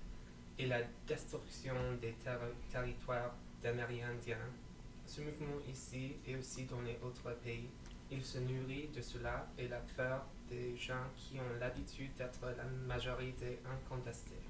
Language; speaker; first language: French; non-native, fluent; English